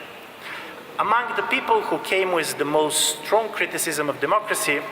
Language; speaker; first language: English; non-native, fluent; Bulgarian